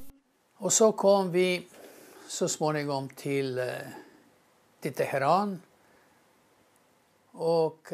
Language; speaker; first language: Swedish; non-native, fluent; Croatian